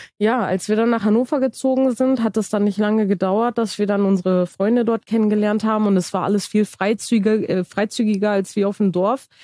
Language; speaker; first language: German; early bilingual, other home language; Turkish